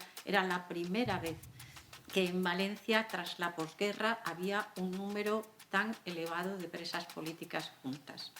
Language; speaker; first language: Spanish; native; Spanish